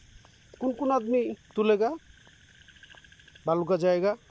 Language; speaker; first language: Hindi; non-native, learner; Bangla